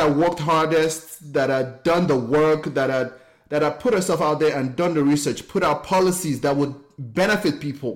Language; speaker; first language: English; non-native, local second language; Yoruba